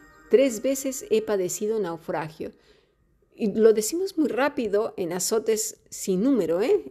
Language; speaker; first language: Spanish; native; Spanish